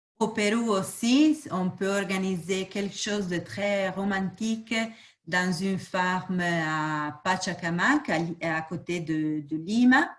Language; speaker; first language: French; non-native, fluent; Portuguese